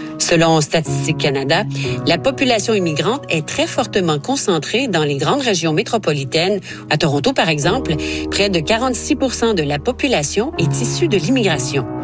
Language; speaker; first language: French; native; French